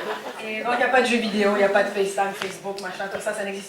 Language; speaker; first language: French; native; French